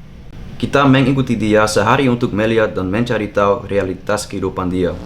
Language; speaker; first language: Indonesian; non-native, fluent; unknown